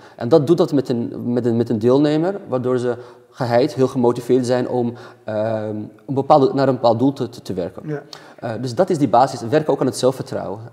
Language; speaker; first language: Dutch; native; Dutch